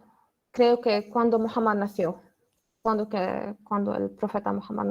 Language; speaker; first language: Spanish; non-native, learner; Arabic